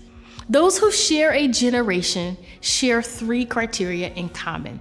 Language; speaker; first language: English; native; English